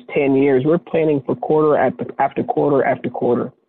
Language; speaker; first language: English; native; English